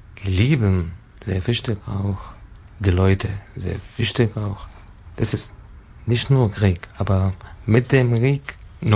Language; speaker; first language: German; non-native, learner; Arabic